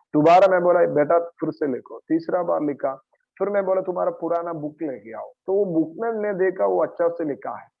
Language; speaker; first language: Hindi; non-native, local second language; Malayalam